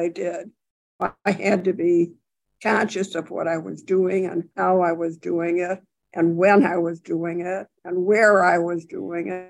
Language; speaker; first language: English; native; English